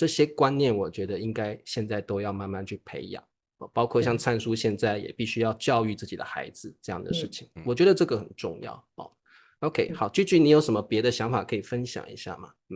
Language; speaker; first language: Chinese; native; Chinese